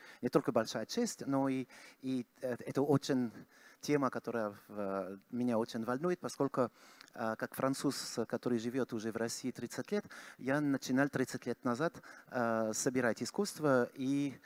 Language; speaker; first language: Russian; non-native, fluent; French